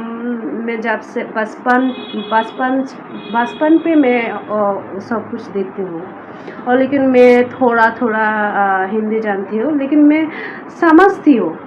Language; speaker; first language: Hindi; non-native, learner; Bangla